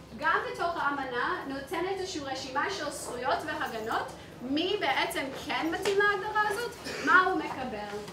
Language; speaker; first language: Hebrew; non-native, fluent; English